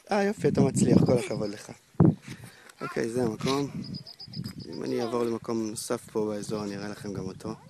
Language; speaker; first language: Hebrew; native; Hebrew